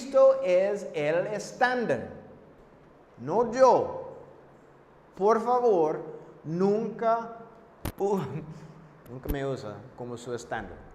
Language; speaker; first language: Spanish; non-native, fluent; English